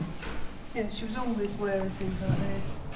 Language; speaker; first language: English; native; English